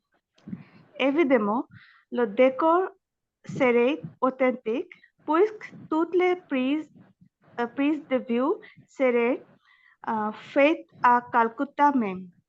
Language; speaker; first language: French; non-native, learner; Bangla